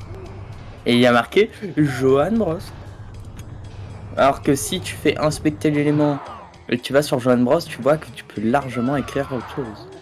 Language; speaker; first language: French; native; French